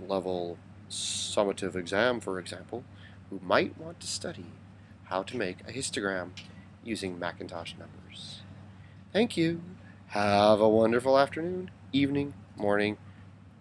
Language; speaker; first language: English; native; English